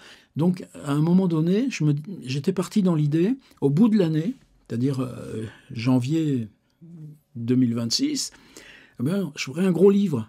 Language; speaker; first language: French; native; French